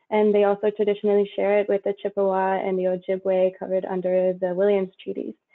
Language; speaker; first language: English; native; English